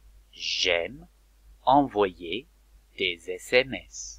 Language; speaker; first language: French; non-native, fluent; English